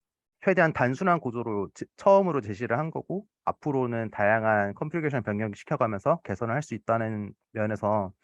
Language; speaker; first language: Korean; native; Korean